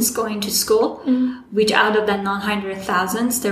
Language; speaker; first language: English; non-native, fluent; Persian